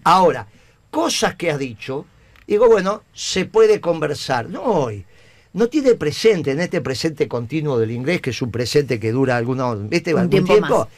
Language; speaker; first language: Spanish; native; Spanish